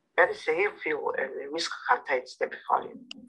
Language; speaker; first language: Dutch; non-native, learner; Somali